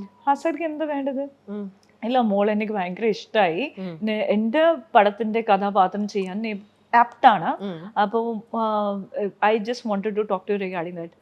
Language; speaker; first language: Malayalam; non-native, local second language; Punjabi